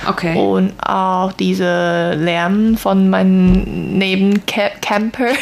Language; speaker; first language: German; non-native, learner; Chinese